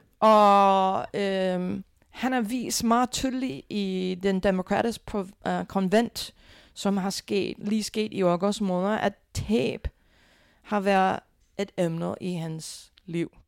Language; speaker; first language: Danish; non-native, fluent; English